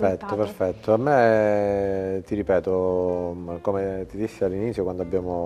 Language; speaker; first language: Italian; native; Italian